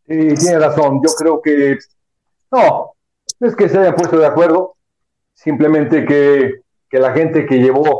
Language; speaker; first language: Spanish; native; Spanish